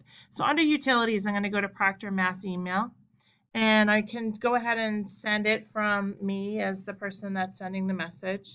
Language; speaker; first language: English; native; English